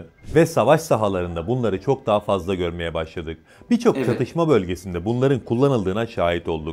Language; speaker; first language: Turkish; native; Turkish